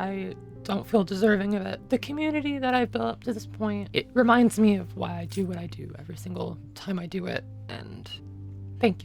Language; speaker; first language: English; native; English